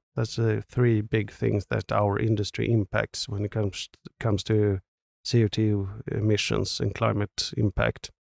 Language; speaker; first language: English; non-native, fluent; Swedish